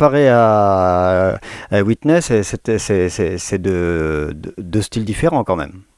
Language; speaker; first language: French; native; French